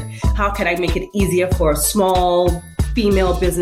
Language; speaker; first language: English; non-native, local second language; Yoruba